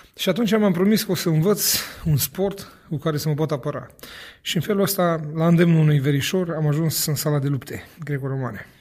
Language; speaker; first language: Romanian; native; Romanian